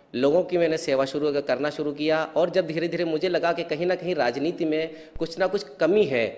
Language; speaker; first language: Hindi; native; Hindi